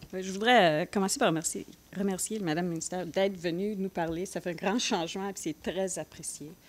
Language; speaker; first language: French; non-native, fluent; English